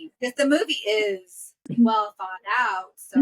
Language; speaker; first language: English; native; English